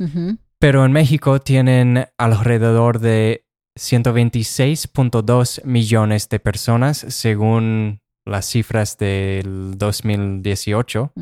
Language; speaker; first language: Spanish; non-native, fluent; English